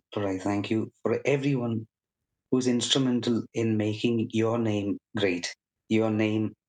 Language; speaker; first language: English; non-native, local second language; Malayalam